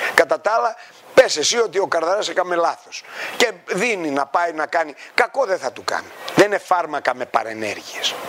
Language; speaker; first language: Greek; native; Greek